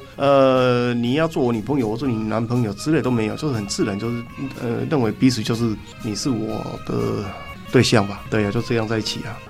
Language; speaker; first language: Chinese; native; Chinese